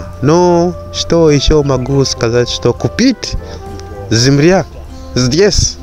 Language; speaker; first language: Russian; non-native, fluent; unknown